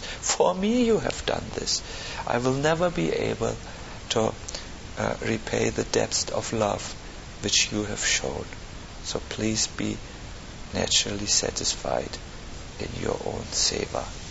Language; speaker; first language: English; non-native, fluent; German